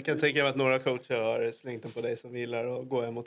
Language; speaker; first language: Swedish; native; Swedish